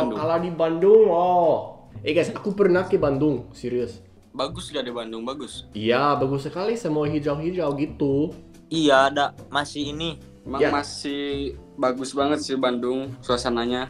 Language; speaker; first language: Indonesian; non-native, fluent; English